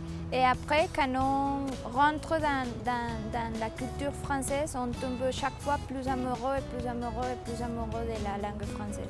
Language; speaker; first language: French; non-native, fluent; Spanish